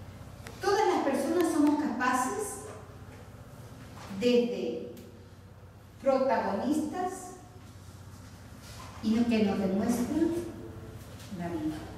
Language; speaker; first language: Spanish; non-native, local second language; Catalan